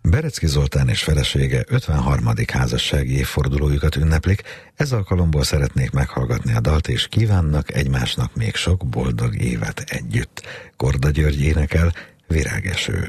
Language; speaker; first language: Hungarian; native; Hungarian